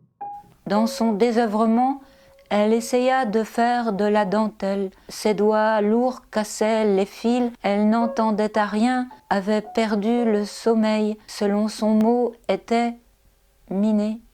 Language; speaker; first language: French; native; French